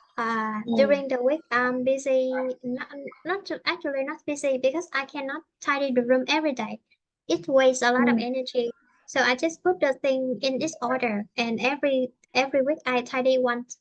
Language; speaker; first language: English; non-native, fluent; Vietnamese